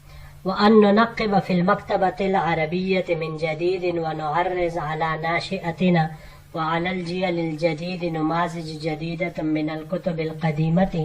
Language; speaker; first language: Arabic; non-native, fluent; Urdu